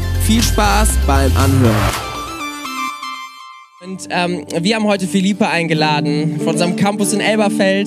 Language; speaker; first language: German; native; German